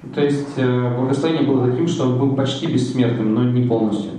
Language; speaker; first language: Russian; native; Russian